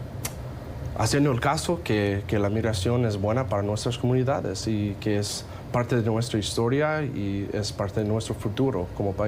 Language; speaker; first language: Spanish; non-native, fluent; English